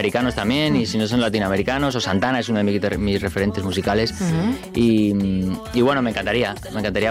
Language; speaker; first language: Spanish; native; Spanish